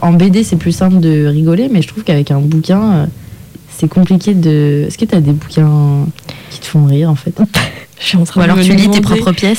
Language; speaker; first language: French; native; French